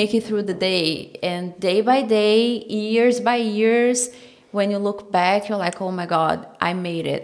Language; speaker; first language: English; non-native, fluent; Portuguese